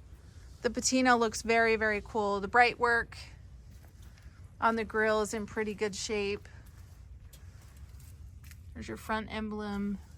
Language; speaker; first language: English; native; English